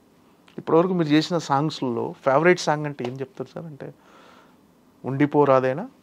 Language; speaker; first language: Telugu; native; Telugu